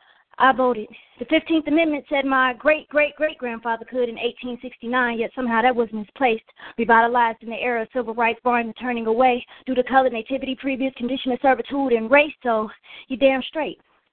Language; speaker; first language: English; native; English